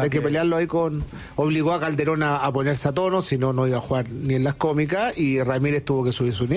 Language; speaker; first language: Spanish; native; Spanish